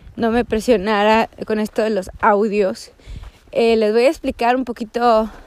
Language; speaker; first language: Spanish; native; Spanish